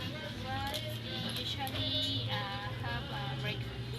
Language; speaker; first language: English; non-native, learner; Spanish